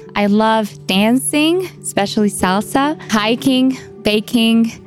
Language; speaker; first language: English; non-native, fluent; Spanish